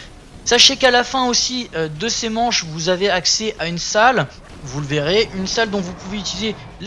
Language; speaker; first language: French; native; French